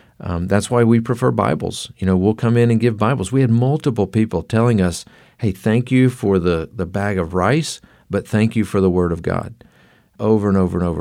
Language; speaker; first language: English; native; English